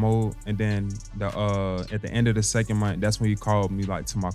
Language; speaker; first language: English; native; English